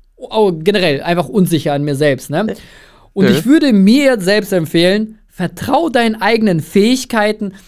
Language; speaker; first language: German; early bilingual, other home language; Russian